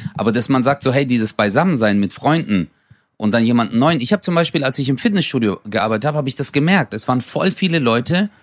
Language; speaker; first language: German; native; German